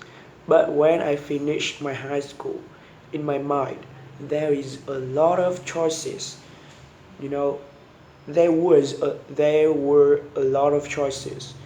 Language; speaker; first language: English; non-native, learner; Vietnamese